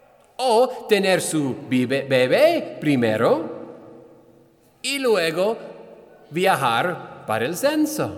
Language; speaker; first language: Spanish; non-native, fluent; English